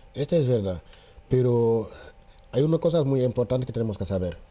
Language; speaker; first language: Spanish; non-native, fluent; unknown